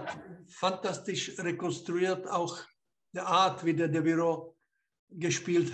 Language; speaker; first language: German; non-native, fluent; Slovak